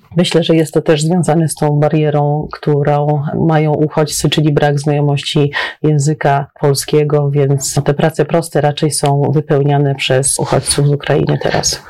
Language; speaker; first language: Polish; native; Polish